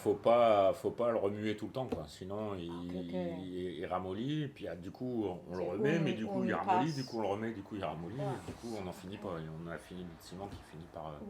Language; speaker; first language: French; native; French